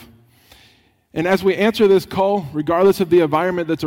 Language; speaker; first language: English; native; English